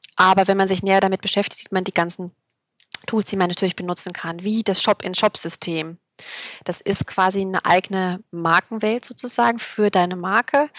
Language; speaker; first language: German; native; German